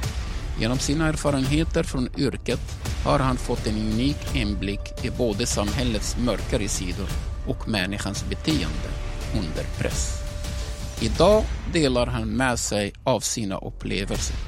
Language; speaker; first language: Swedish; non-native, fluent; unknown